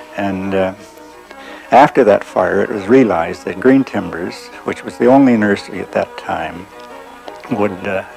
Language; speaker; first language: English; native; English